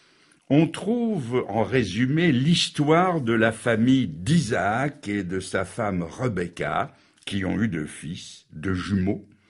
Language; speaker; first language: French; native; French